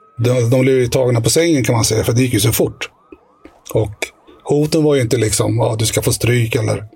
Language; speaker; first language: Swedish; early bilingual, other home language; Arabic